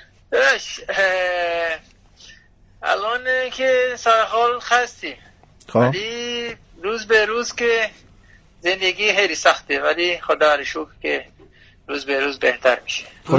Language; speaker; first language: Persian; non-native, learner; Portuguese